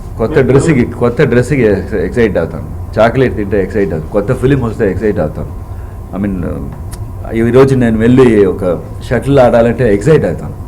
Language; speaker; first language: Telugu; non-native, learner; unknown